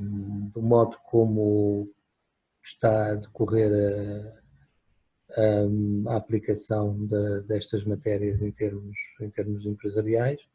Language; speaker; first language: Portuguese; native; Portuguese